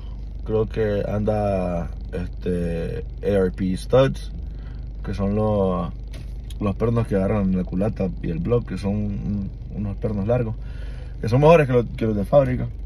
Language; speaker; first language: Spanish; native; Spanish